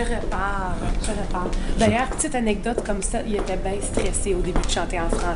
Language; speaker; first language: French; native; French